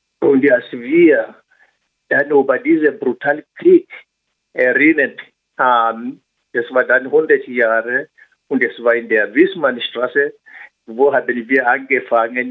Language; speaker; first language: German; non-native, learner; Swahili